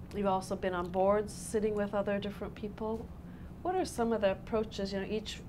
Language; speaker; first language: English; native; English